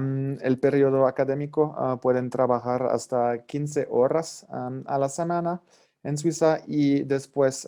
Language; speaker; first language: Spanish; non-native, fluent; French